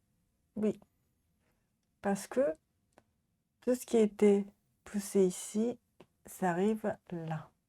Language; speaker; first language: French; non-native, learner; Japanese